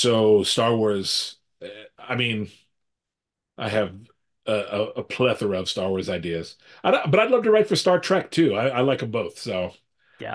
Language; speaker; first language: English; native; English